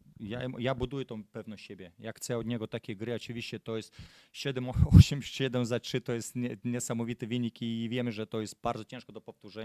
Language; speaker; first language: Polish; non-native, fluent; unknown